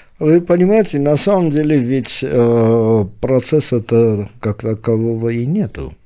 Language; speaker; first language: Russian; non-native, local second language; Armenian